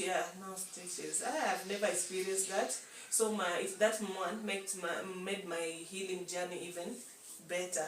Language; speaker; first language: English; non-native, local second language; Swahili